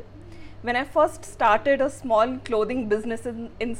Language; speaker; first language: English; non-native, local second language; Hindi